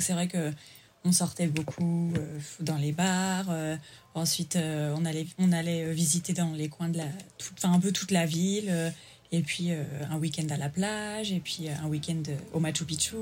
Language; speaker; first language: French; native; French